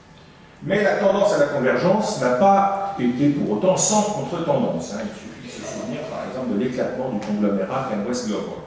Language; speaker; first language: French; native; French